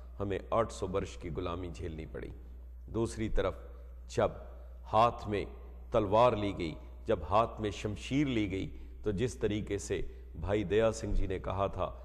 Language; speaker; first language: Hindi; non-native, local second language; Punjabi